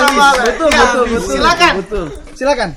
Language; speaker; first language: Indonesian; native; Indonesian